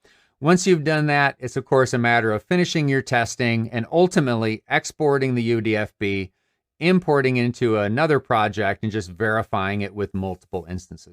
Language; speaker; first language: English; native; English